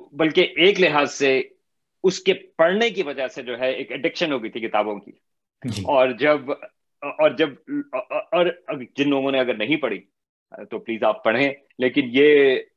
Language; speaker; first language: Urdu; native; Urdu